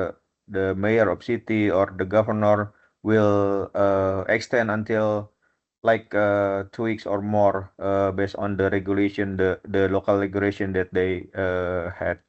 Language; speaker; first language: English; non-native, fluent; Indonesian